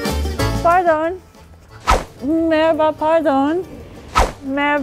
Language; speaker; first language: Turkish; non-native, learner; English